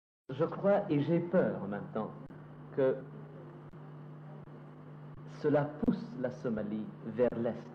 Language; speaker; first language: French; non-native, fluent; Somali